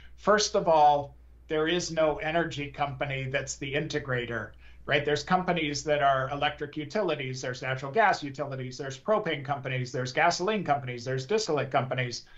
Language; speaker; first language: English; native; English